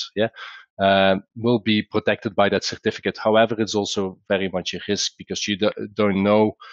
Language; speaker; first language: English; non-native, fluent; Dutch